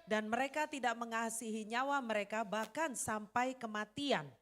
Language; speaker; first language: Indonesian; native; Indonesian